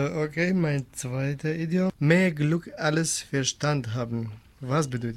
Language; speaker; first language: German; non-native, learner; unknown